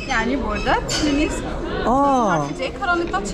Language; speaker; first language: Turkish; non-native, learner; Arabic